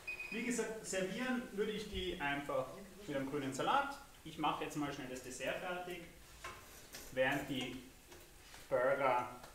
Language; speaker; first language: German; native; German